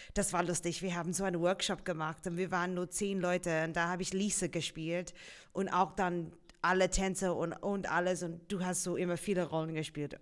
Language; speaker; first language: German; non-native, fluent; English